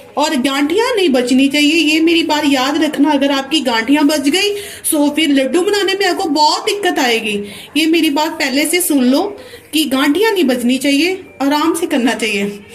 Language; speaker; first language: Hindi; non-native, local second language; Punjabi